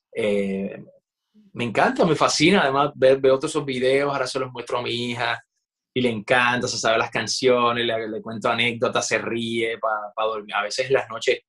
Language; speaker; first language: Spanish; native; Spanish